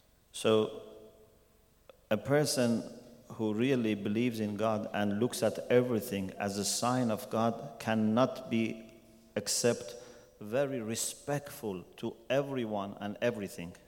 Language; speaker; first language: English; non-native, fluent; Persian